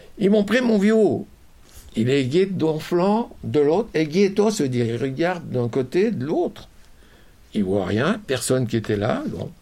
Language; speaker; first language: French; native; French